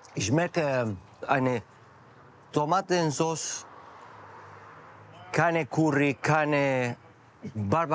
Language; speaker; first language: German; non-native, learner; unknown